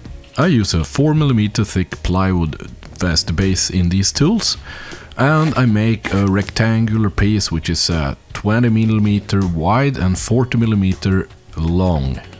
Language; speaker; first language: English; non-native, fluent; Swedish